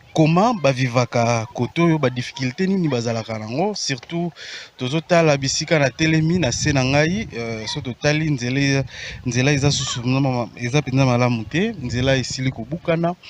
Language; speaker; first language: Lingala; non-native, local second language; Kongo